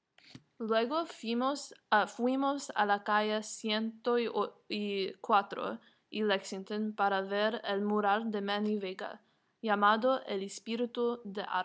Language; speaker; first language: Spanish; non-native, learner; English